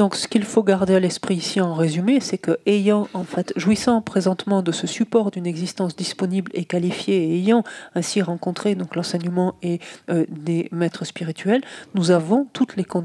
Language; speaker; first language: French; native; French